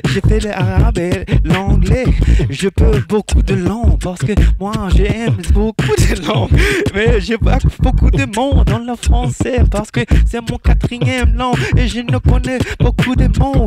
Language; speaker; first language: French; non-native, learner; Arabic